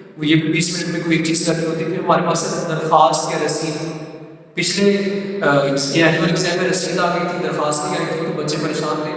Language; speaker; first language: Urdu; non-native, local second language; Punjabi